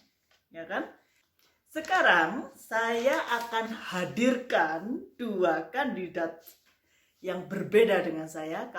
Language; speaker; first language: Indonesian; native; Indonesian